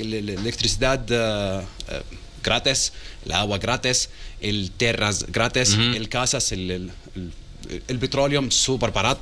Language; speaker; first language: Spanish; non-native, learner; Arabic